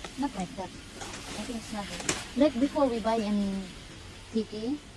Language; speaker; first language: English; non-native, learner; Filipino